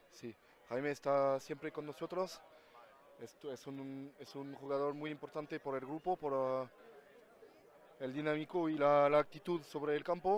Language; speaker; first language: Spanish; non-native, fluent; French